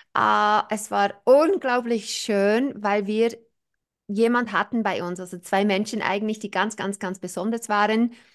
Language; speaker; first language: German; non-native, fluent; English